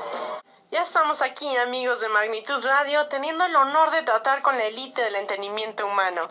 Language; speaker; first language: Spanish; native; Spanish